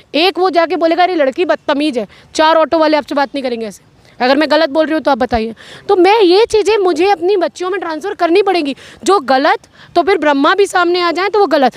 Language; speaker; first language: Hindi; native; Hindi